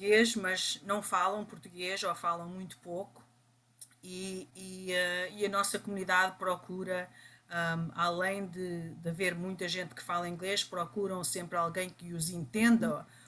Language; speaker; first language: Portuguese; early bilingual, other home language; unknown